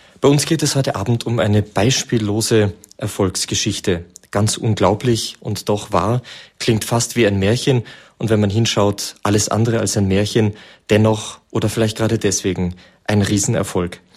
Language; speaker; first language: German; native; German